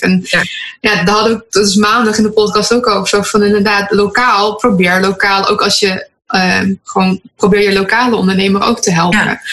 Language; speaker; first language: Dutch; native; Dutch